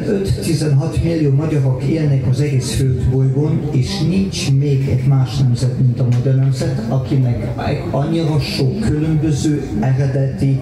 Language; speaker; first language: Hungarian; non-native, fluent; German